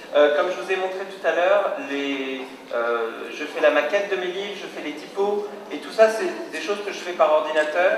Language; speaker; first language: French; native; French